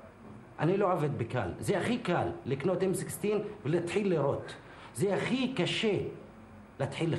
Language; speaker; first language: Hebrew; non-native, local second language; Arabic